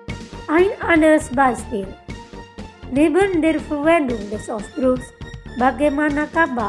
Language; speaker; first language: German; non-native, fluent; Indonesian